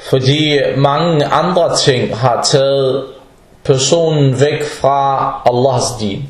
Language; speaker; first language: Danish; non-native, fluent; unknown